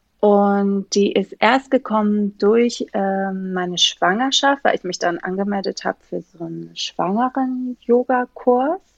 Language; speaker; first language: German; non-native, fluent; Greek